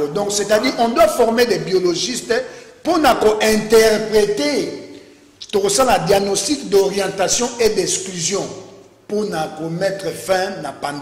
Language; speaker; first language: French; non-native, local second language; Lingala